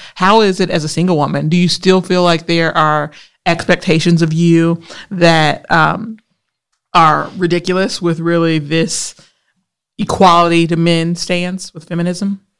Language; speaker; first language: English; early bilingual, other home language; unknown